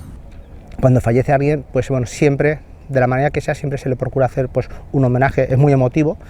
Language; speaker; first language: Spanish; native; Spanish